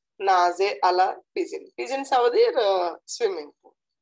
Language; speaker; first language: French; non-native, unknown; Telugu